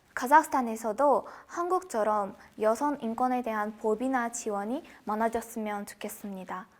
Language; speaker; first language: Korean; non-native, fluent; Kazakh